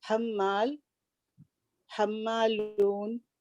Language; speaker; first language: Arabic; non-native, learner; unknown